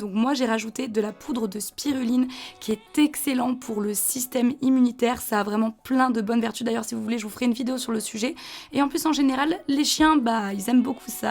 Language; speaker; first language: French; native; French